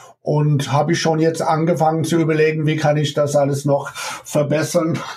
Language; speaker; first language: German; non-native, fluent; English